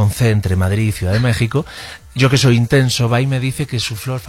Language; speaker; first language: Spanish; non-native, local second language; Galician